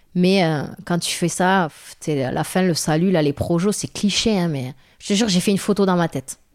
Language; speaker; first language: French; native; French